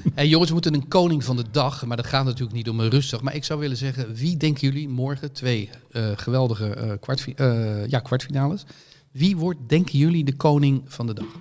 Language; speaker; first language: Dutch; native; Dutch